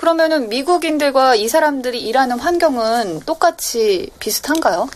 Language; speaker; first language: Korean; native; Korean